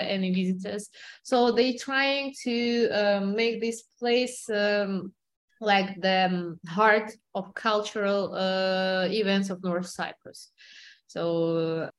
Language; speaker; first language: English; non-native, fluent; Russian